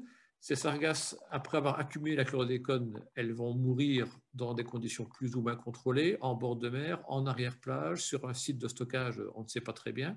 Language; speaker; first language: French; native; French